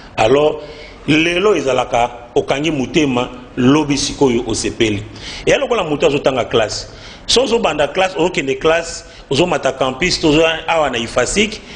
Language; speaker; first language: Lingala; native; Lingala